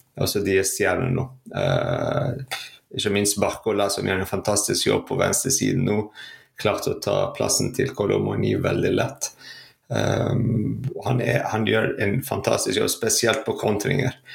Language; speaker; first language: Norwegian; non-native, fluent; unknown